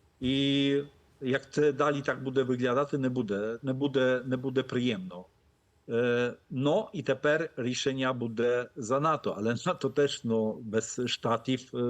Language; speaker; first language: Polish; non-native, fluent; Ukrainian